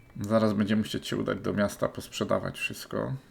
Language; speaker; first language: Polish; native; Polish